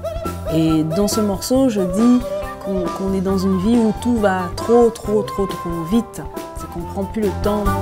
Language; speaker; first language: French; non-native, local second language; Lingala